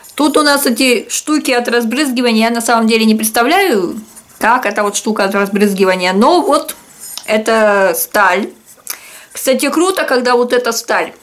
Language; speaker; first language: Russian; native; Russian